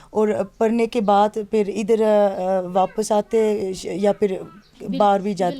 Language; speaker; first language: Hindi; early bilingual, heritage; Dutch